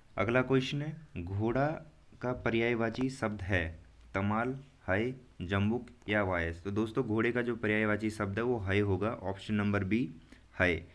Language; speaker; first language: Hindi; native; Hindi